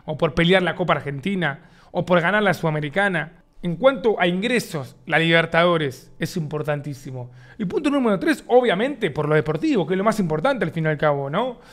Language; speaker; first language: Spanish; native; Spanish